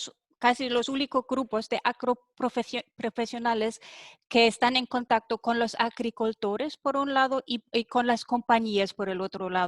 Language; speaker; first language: Spanish; non-native, fluent; German